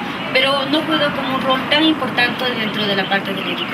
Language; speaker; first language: Spanish; native; Spanish